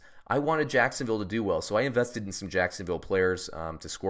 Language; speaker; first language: English; native; English